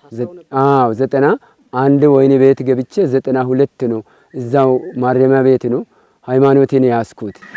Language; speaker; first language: Amharic; non-native, local second language; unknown